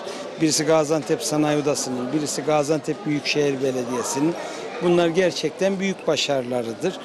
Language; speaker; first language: Turkish; native; Turkish